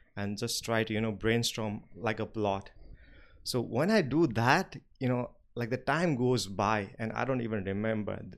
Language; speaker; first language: English; non-native, local second language; Nepali